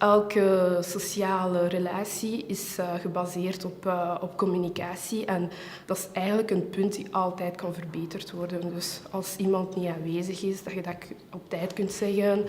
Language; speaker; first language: Dutch; non-native, local second language; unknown